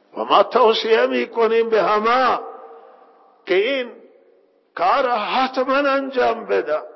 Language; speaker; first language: Persian; non-native, local second language; Baluchi